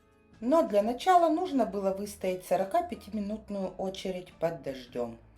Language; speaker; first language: Russian; native; Russian